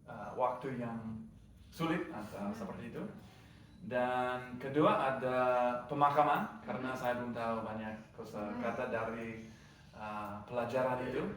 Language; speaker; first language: Indonesian; non-native, learner; English